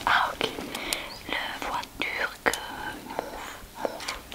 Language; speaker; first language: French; non-native, learner; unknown